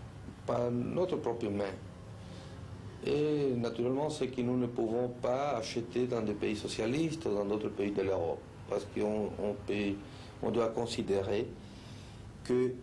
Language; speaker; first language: French; non-native, fluent; Spanish